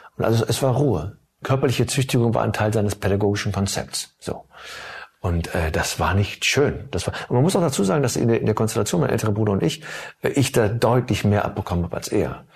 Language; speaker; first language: German; early bilingual, other home language; Turkish